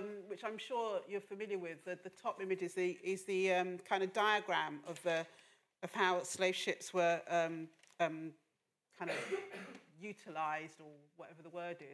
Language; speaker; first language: English; native; English